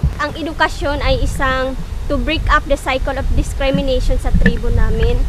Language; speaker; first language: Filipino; non-native, local second language; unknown